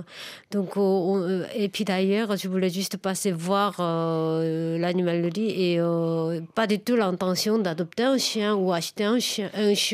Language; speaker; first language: French; non-native, fluent; Korean